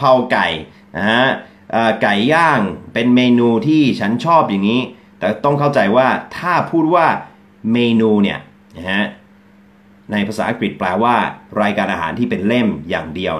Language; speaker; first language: Thai; non-native, fluent; English